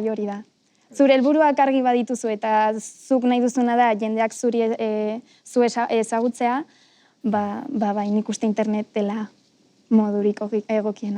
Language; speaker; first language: Basque; non-native, local second language; Spanish